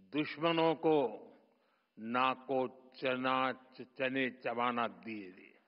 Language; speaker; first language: Hindi; non-native, local second language; Gujarati